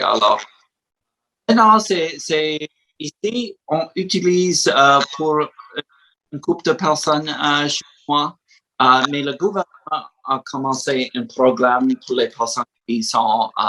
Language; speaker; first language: French; non-native, learner; English